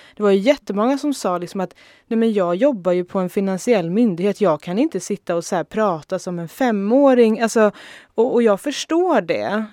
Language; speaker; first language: Swedish; native; Swedish